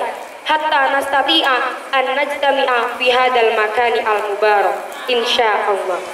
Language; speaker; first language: Arabic; non-native, learner; Indonesian